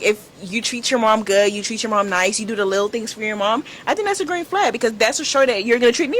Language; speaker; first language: English; native; English